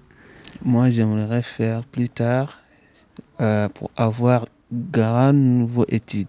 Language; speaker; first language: French; non-native, learner; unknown